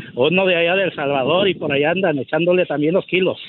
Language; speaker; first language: Spanish; native; Spanish